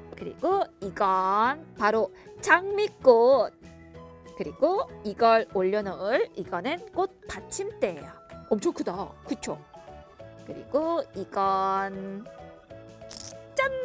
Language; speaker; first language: Korean; native; Korean